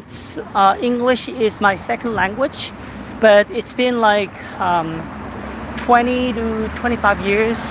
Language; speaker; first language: English; non-native, fluent; Korean